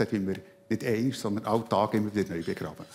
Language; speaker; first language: German; native; German